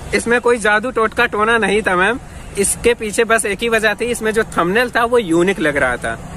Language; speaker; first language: Hindi; native; Hindi